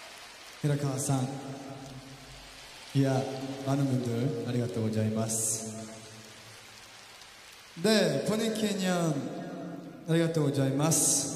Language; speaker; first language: Japanese; non-native, fluent; Korean